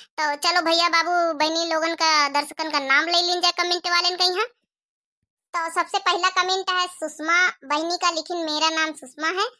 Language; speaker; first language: Hindi; native; Hindi